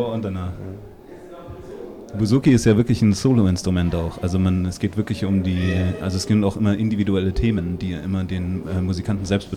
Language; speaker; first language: German; native; German